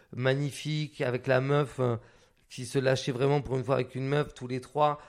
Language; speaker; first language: French; native; French